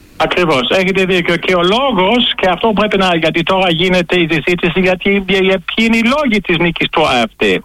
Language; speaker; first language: Greek; non-native, fluent; German